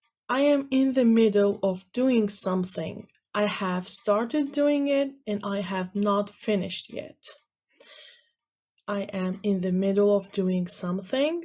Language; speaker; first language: English; non-native, fluent; Azerbaijani